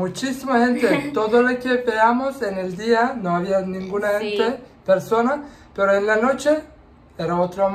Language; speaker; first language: Spanish; non-native, learner; Turkish